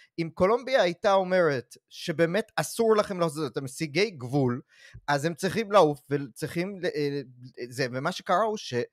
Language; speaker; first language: Hebrew; non-native, fluent; English